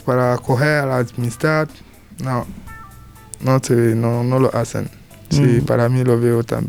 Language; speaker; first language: Spanish; non-native, learner; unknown